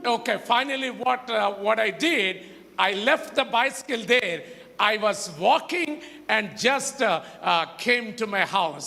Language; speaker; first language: English; non-native, local second language; Telugu